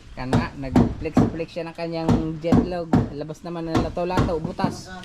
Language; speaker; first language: Filipino; native; Filipino